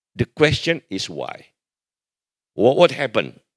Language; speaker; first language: English; non-native, fluent; Indonesian